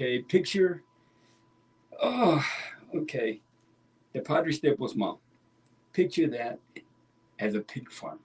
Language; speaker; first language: English; native; English